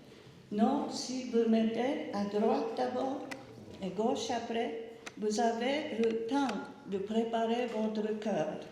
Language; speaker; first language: French; non-native, learner; Japanese